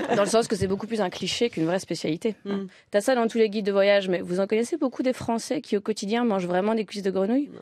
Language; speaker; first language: French; native; French